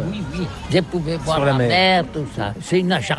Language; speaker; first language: French; non-native, learner; Catalan